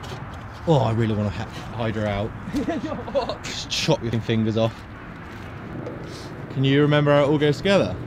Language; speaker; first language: English; native; English